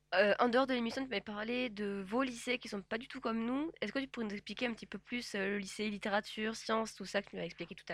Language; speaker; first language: French; native; French